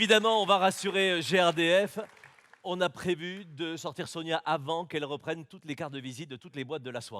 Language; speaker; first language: French; native; French